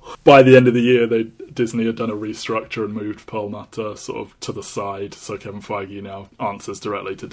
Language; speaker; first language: English; native; English